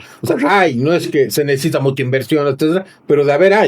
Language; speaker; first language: Spanish; native; Spanish